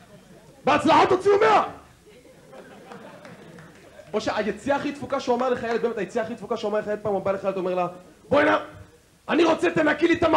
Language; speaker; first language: Hebrew; native; Hebrew